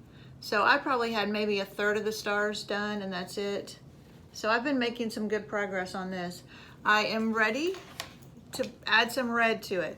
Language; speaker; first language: English; native; English